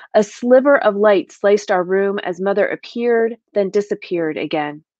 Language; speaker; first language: English; native; English